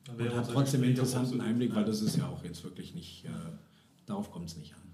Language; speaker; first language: German; native; German